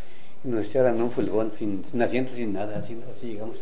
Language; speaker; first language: Spanish; native; Spanish